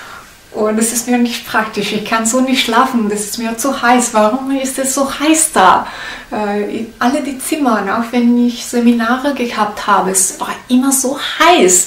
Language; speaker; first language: German; non-native, learner; Italian